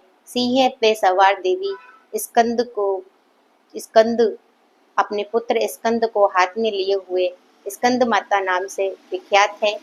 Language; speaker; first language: Hindi; native; Hindi